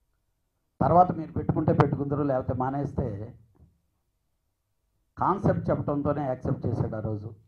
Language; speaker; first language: Telugu; native; Telugu